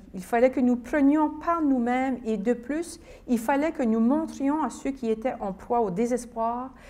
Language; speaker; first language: French; native; French